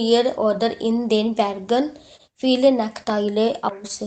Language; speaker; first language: German; non-native, learner; Hindi